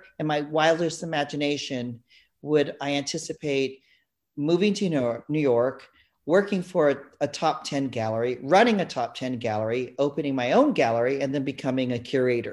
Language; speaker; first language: English; native; English